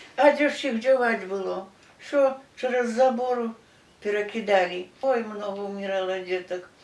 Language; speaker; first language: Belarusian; native; Belarusian